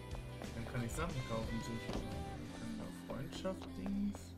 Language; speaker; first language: German; native; German